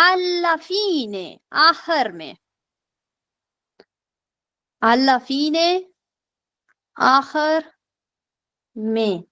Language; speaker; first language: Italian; non-native, fluent; Urdu